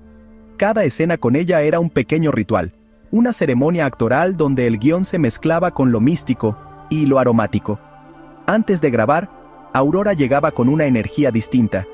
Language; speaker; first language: Spanish; native; Spanish